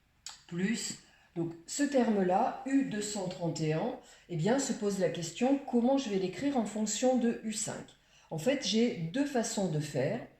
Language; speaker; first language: French; native; French